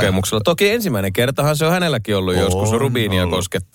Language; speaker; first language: Finnish; native; Finnish